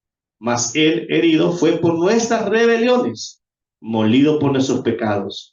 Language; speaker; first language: Spanish; native; Spanish